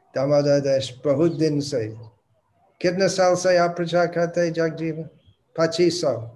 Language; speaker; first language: Hindi; non-native, local second language; Bangla